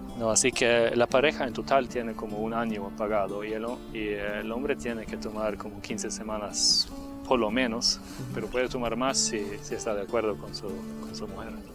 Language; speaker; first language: Spanish; non-native, fluent; Norwegian